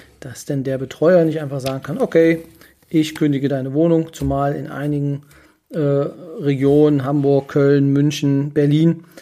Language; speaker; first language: German; native; German